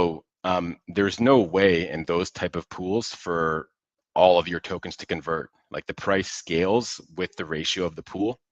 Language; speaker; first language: English; native; English